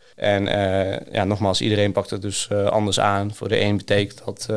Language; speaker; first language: Dutch; early bilingual, other home language; Greek